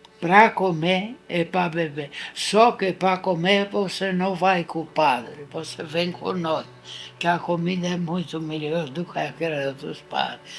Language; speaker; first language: Portuguese; non-native, fluent; Italian